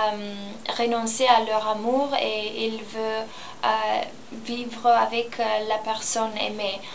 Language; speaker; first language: French; non-native, learner; Romanian